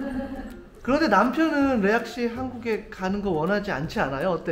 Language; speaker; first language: Korean; native; Korean